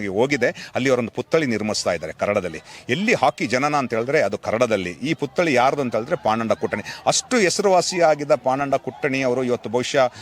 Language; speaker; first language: Kannada; non-native, local second language; Kodava